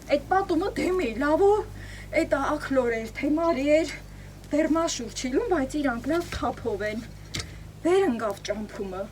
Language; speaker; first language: Armenian; native; Armenian